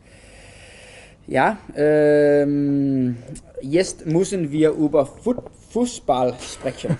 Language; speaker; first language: German; non-native, learner; Danish